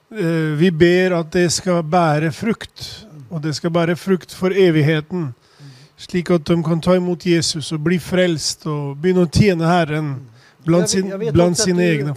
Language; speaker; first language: Swedish; non-native, fluent; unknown